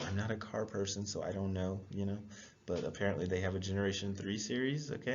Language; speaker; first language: English; native; English